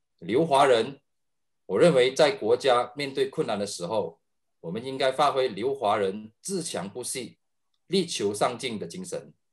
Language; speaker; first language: Chinese; native; Chinese